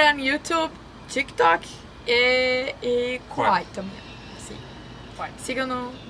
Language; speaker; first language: Spanish; non-native, learner; Portuguese